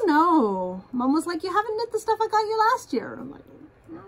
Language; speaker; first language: English; native; English